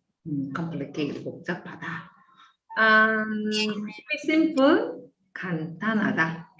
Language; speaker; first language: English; non-native, fluent; Korean